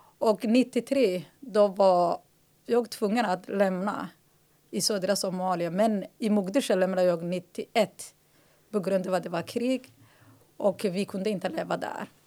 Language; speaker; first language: Swedish; non-native, fluent; Somali